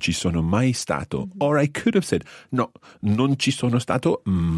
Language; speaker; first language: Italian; non-native, fluent; English